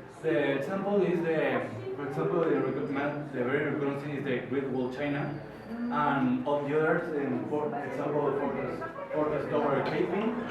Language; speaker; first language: English; non-native, learner; Spanish